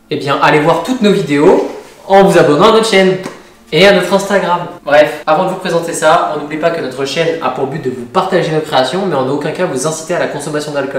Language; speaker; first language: French; native; French